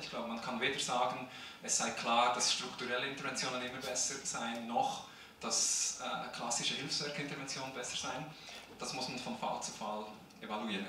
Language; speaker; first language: German; native; German